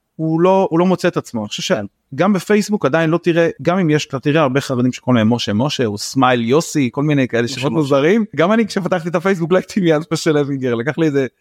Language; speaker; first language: Hebrew; native; Hebrew